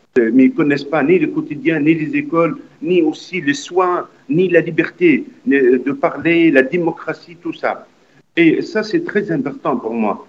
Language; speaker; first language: French; non-native, local second language; Arabic